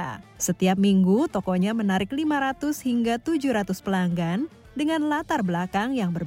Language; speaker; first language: Indonesian; native; Indonesian